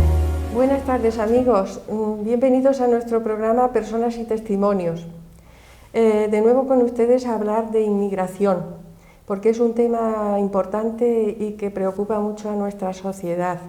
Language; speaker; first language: Spanish; native; Spanish